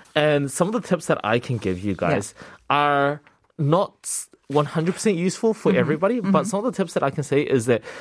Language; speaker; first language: English; native; English